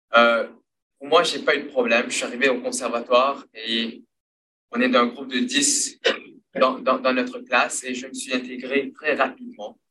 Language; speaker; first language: French; non-native, local second language; Morisyen